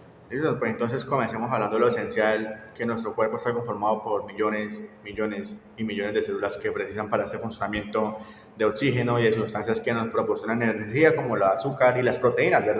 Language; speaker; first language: Spanish; native; Spanish